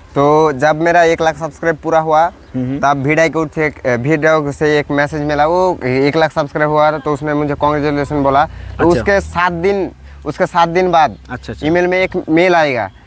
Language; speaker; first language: Hindi; non-native, local second language; Bangla